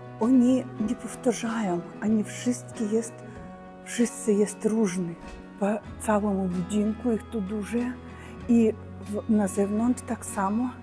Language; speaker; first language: Polish; non-native, learner; Russian